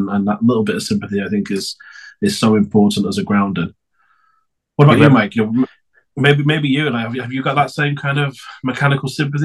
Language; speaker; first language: English; native; English